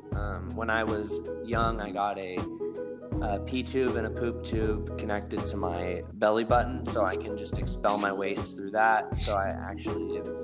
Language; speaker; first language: English; native; English